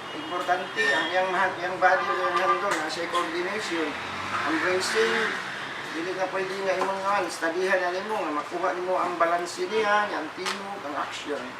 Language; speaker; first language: Cebuano; native; Cebuano